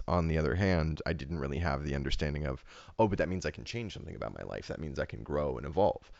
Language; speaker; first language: English; native; English